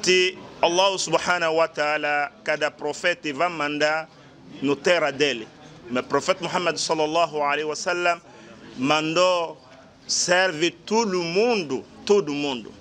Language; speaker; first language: Portuguese; non-native, learner; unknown